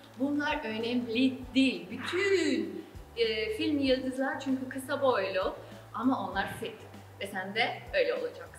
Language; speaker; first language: Turkish; non-native, fluent; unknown